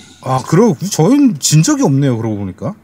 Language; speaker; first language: Korean; native; Korean